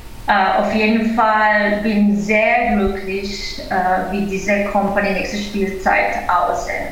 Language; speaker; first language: German; non-native, fluent; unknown